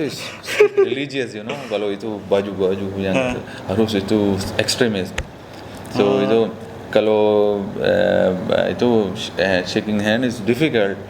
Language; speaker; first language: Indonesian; non-native, learner; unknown